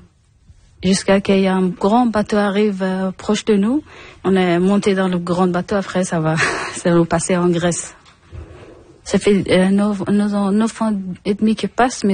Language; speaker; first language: French; non-native, learner; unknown